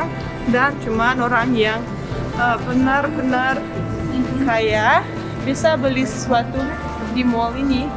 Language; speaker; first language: Indonesian; non-native, fluent; Russian